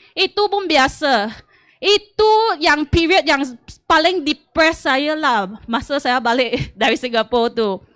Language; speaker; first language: Malay; non-native, local second language; Chinese